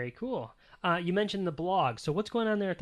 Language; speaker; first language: English; native; English